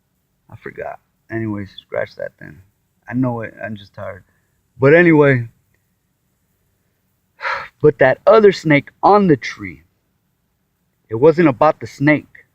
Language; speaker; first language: English; native; English